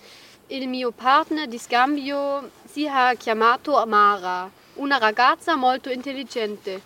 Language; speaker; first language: Italian; non-native, learner; German